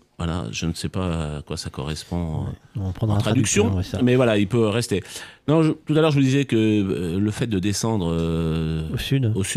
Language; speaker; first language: French; native; French